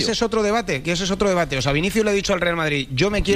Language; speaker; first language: Spanish; native; Spanish